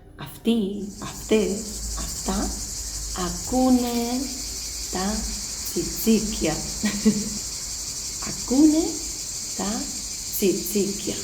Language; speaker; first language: Greek; non-native, learner; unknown